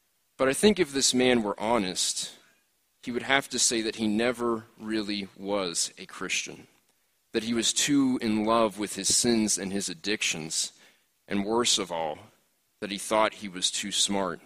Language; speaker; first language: English; native; English